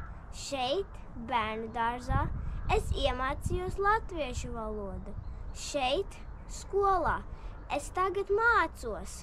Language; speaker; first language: Latvian; early bilingual, other home language; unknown